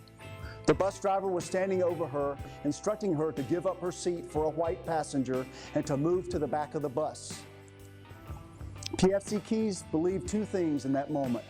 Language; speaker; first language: English; native; English